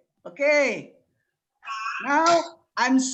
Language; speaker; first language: English; non-native, learner; Indonesian